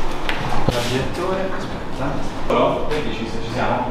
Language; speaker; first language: Italian; native; Italian